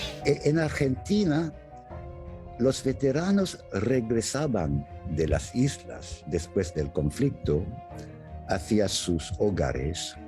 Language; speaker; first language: Spanish; non-native, fluent; English